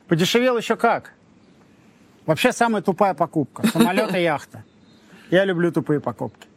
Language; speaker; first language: Russian; native; Russian